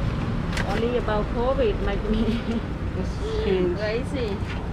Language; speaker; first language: English; non-native, learner; Vietnamese